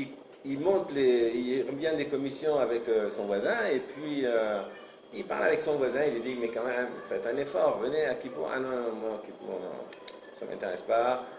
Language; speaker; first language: French; native; French